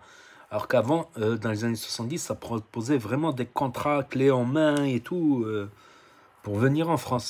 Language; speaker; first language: French; native; French